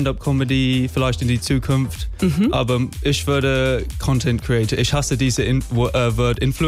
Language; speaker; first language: German; non-native, fluent; English